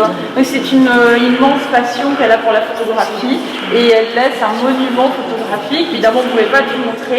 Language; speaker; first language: French; native; French